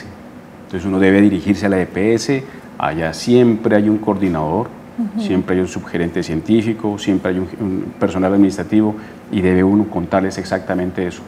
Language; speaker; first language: Spanish; native; Spanish